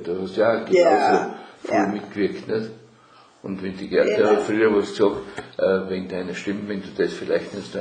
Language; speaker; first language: German; native; German